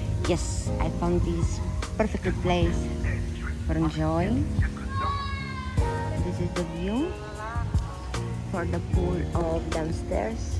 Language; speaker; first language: English; non-native, fluent; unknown